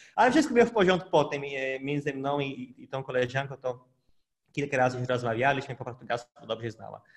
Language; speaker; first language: Polish; non-native, fluent; Portuguese